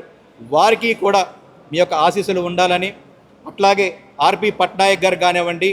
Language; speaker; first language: Telugu; native; Telugu